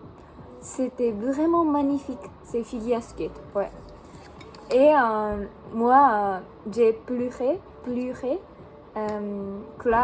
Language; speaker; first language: French; non-native, learner; Japanese